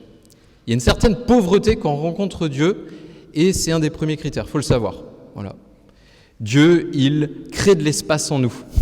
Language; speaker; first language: French; native; French